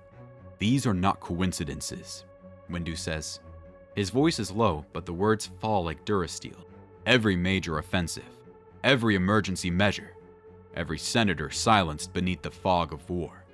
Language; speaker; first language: English; native; English